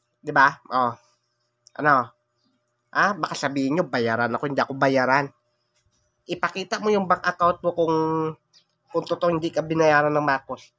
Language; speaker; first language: Filipino; non-native, local second language; Cebuano